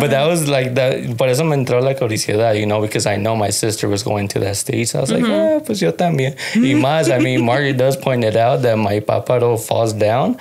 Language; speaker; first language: English; early bilingual, other home language; Spanish